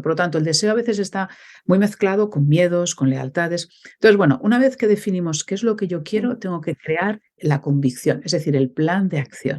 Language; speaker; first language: Spanish; native; Spanish